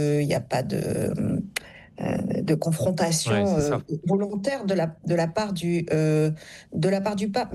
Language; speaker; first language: French; native; French